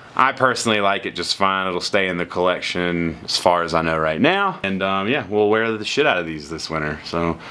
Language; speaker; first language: English; native; English